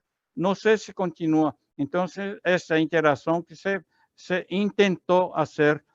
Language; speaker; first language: Spanish; non-native, learner; Portuguese